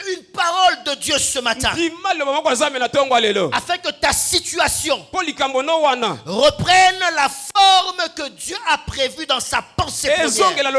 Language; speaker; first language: French; non-native, local second language; Lingala